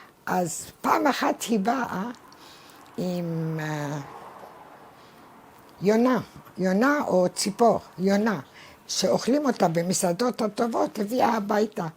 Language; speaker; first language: Hebrew; non-native, fluent; Arabic